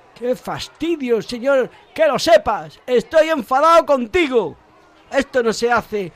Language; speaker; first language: Spanish; native; Spanish